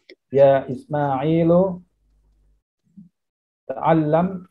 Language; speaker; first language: Arabic; non-native, learner; Indonesian